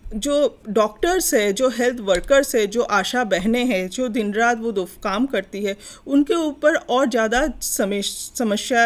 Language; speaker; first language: Hindi; non-native, local second language; Bangla